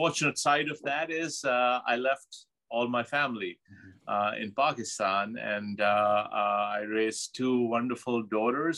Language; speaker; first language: English; non-native, local second language; Urdu